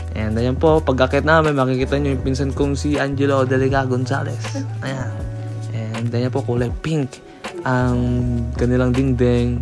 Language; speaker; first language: Filipino; early bilingual, heritage; Filipino